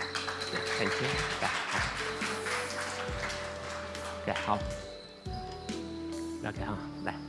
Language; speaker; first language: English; non-native, learner; Chinese